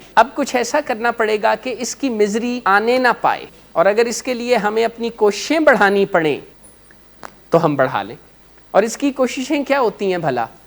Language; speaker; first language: Urdu; non-native, local second language; Punjabi